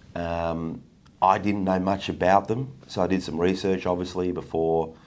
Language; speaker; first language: English; native; English